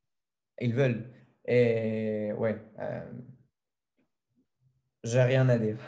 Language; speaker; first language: French; non-native, fluent; Spanish